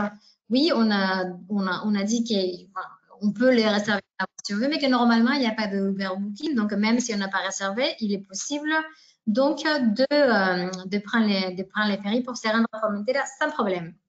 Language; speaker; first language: French; native; French